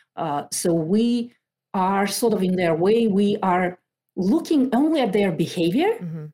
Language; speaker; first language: English; non-native, fluent; Kazakh